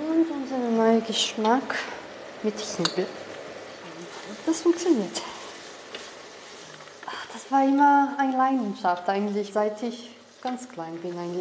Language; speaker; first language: German; non-native, local second language; Portuguese